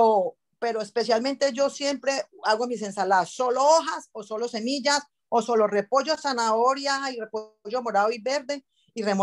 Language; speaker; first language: Spanish; native; Spanish